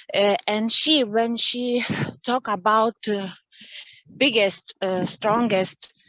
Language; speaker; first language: English; non-native, learner; Lithuanian